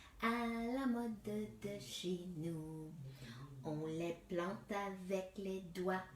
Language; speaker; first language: French; native; French